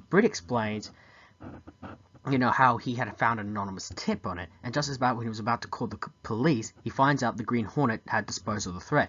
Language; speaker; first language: English; native; English